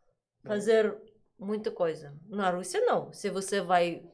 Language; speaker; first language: Portuguese; non-native, learner; Russian